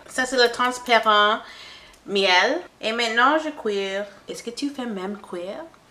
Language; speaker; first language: French; non-native, local second language; English